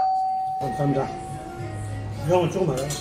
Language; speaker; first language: Korean; non-native, learner; Turkish